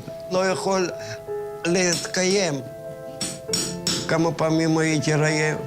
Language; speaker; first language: Hebrew; non-native, fluent; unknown